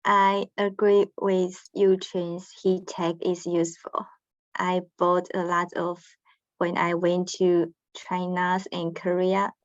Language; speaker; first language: English; non-native, learner; Chinese